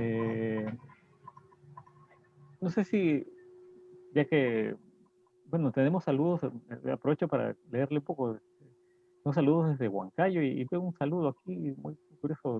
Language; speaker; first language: Spanish; native; Spanish